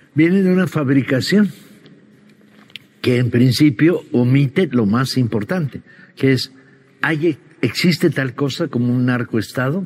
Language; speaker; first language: Spanish; native; Spanish